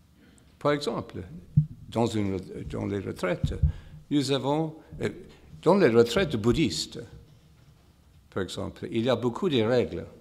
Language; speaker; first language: French; non-native, fluent; English